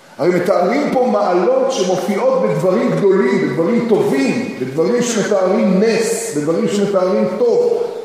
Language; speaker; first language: Hebrew; native; Hebrew